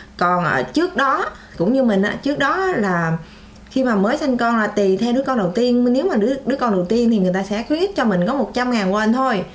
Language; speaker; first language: Vietnamese; native; Vietnamese